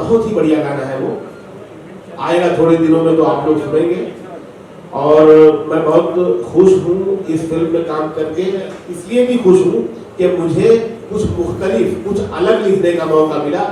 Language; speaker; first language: Hindi; native; Hindi